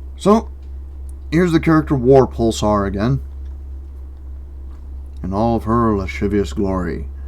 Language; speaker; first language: English; native; English